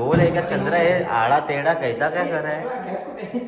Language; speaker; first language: Hindi; non-native, local second language; Marathi